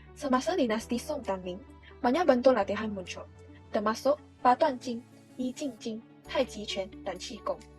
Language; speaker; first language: Malay; non-native, local second language; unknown